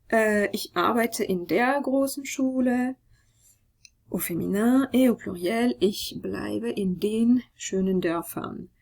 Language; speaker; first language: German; non-native, fluent; French